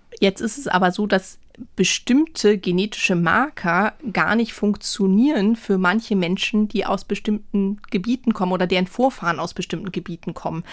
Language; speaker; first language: German; native; German